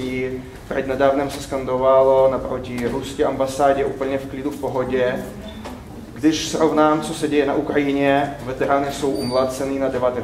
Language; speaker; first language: Czech; non-native, fluent; Russian